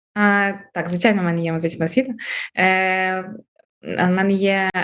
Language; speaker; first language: Ukrainian; native; Ukrainian